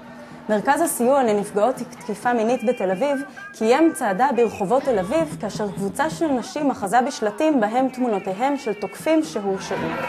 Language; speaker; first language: Hebrew; native; Hebrew